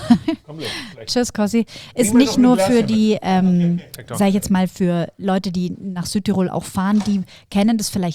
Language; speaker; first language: German; native; German